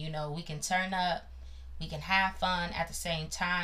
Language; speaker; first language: English; native; English